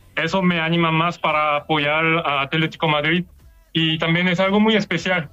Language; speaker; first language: Spanish; non-native, learner; Korean